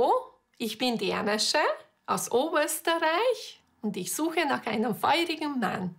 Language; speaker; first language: German; non-native, fluent; Hungarian